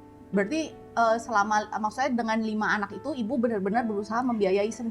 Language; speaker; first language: Indonesian; native; Indonesian